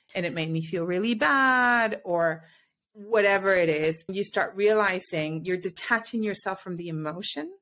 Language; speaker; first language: English; non-native, fluent; Spanish